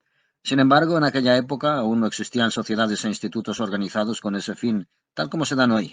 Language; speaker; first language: Spanish; native; Spanish